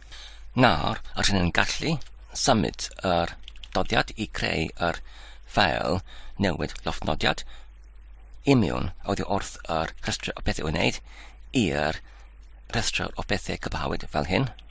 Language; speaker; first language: Welsh; non-native, learner; English